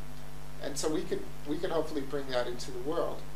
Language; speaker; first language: English; native; English